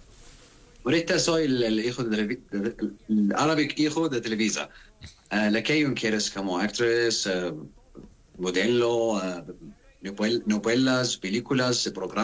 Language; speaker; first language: Spanish; non-native, learner; Arabic